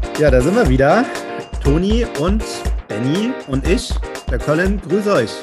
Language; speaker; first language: German; native; German